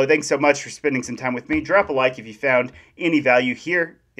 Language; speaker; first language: English; native; English